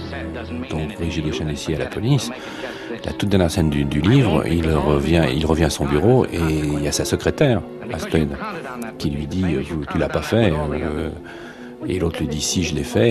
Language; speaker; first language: French; native; French